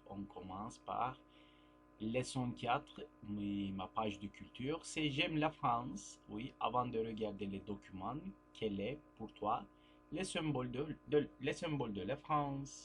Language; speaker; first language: French; non-native, fluent; Turkish